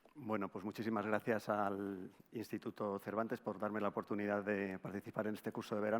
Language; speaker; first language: Spanish; native; Spanish